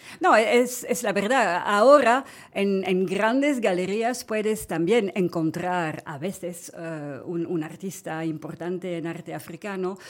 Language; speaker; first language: Spanish; non-native, fluent; French